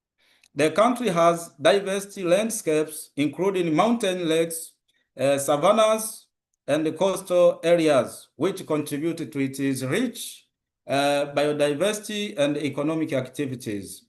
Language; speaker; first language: English; non-native, local second language; Swahili